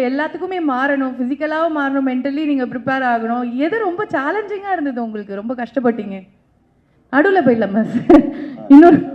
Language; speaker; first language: Tamil; native; Tamil